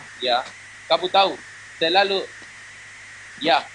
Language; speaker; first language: Indonesian; non-native, learner; Spanish